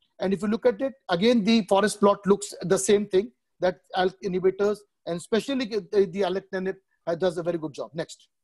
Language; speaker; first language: English; non-native, local second language; Odia